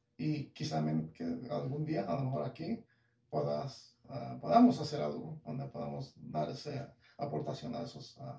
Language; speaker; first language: Spanish; early bilingual, heritage; English